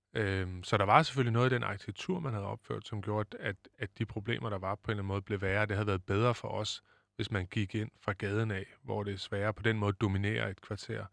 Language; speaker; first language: Danish; native; Danish